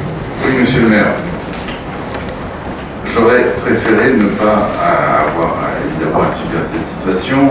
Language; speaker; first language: French; native; French